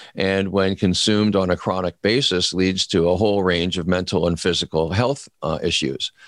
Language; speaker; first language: English; native; English